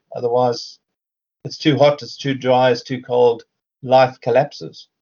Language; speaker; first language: English; native; English